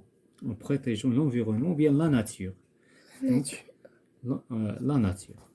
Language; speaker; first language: French; non-native, local second language; Arabic